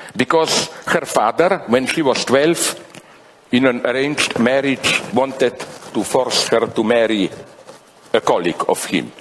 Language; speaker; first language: English; non-native, fluent; Slovenian